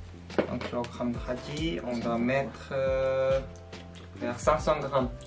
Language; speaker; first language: French; non-native, learner; Korean